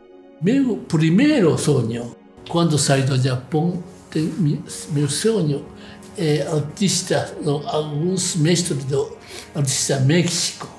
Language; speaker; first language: Portuguese; non-native, learner; Japanese